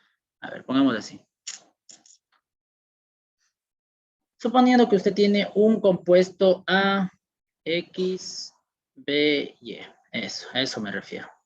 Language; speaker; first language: Spanish; native; Spanish